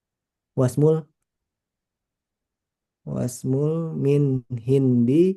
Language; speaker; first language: Arabic; non-native, learner; Indonesian